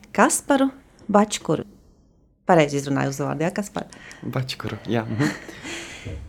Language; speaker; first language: Latvian; native; Latvian